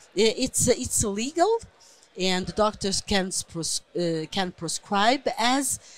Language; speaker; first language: English; non-native, fluent; Portuguese